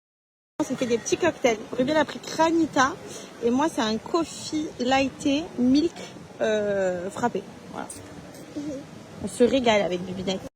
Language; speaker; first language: French; native; French